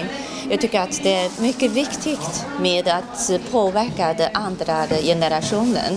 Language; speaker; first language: Swedish; non-native, fluent; Chinese